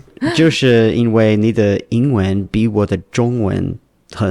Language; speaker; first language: Chinese; non-native, learner; English